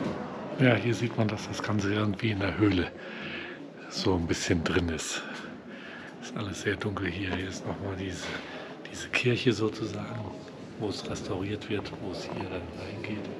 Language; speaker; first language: German; native; German